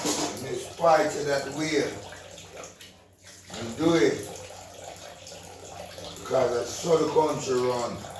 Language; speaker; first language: English; non-native, local second language; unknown